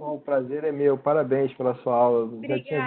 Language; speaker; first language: Portuguese; native; Portuguese